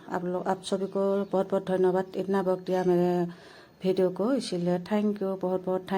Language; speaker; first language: Hindi; non-native, local second language; Assamese